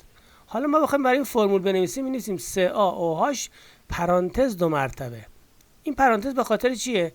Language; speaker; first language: Persian; native; Persian